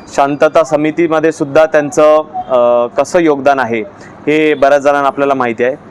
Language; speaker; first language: Marathi; native; Marathi